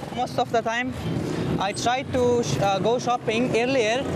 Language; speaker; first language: English; non-native, fluent; Persian